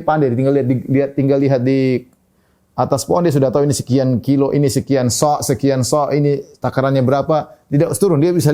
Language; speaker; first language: Indonesian; native; Indonesian